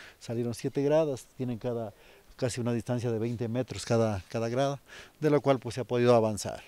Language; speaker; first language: Spanish; native; Spanish